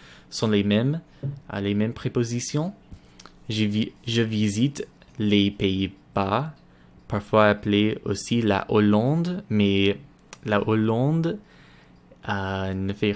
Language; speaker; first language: French; non-native, learner; English